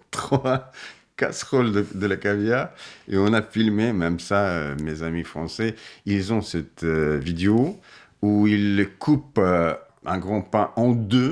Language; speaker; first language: French; non-native, fluent; Russian